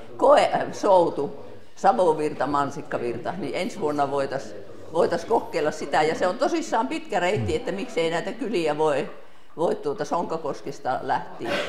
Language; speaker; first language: Finnish; native; Finnish